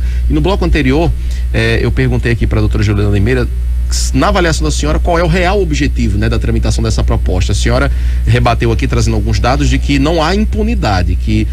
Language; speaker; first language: Portuguese; native; Portuguese